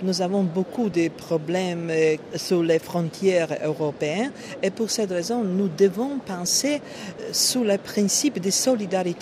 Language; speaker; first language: French; non-native, fluent; Polish